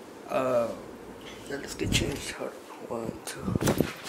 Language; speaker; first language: English; early bilingual, other home language; Spanish